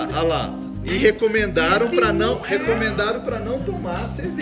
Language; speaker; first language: Portuguese; native; Portuguese